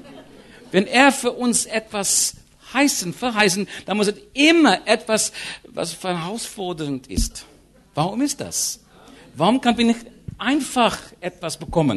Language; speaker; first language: German; non-native, learner; English